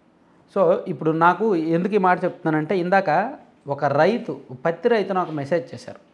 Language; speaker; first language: Telugu; native; Telugu